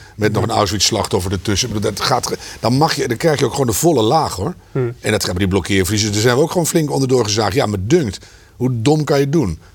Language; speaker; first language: Dutch; native; Dutch